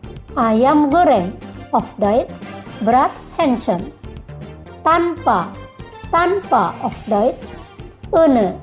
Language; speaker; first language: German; non-native, fluent; Indonesian